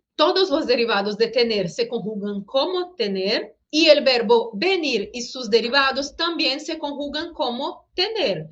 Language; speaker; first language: Spanish; non-native, fluent; Portuguese